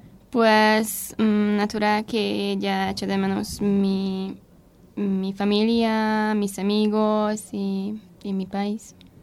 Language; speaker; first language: Spanish; non-native, fluent; Hungarian